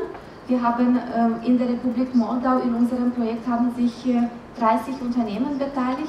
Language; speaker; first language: German; non-native, fluent; Romanian